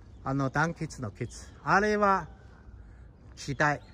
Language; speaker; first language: Japanese; non-native, fluent; Chinese